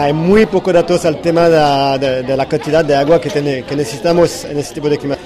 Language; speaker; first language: Spanish; non-native, learner; French